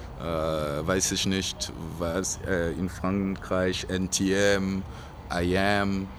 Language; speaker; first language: German; non-native, fluent; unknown